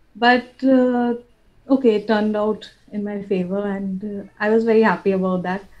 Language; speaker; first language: English; non-native, local second language; Bangla